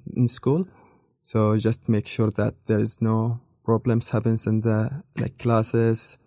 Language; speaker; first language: English; non-native, learner; Arabic